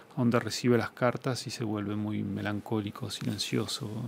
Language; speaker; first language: Spanish; native; Spanish